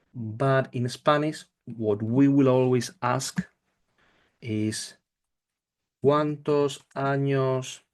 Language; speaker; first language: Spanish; non-native, learner; English